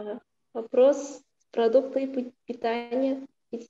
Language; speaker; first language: Russian; non-native, local second language; Kazakh